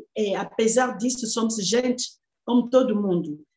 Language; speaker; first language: Portuguese; non-native, fluent; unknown